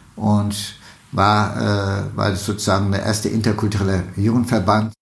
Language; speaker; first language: German; non-native, fluent; Turkish